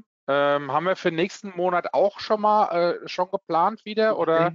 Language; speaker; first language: German; native; German